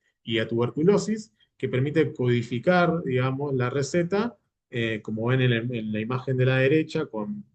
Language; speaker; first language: Spanish; native; Spanish